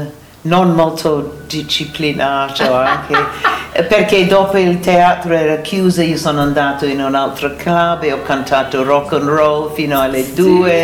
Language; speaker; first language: Italian; non-native, learner; English